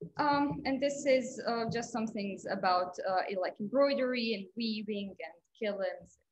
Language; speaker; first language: English; non-native, fluent; Bosnian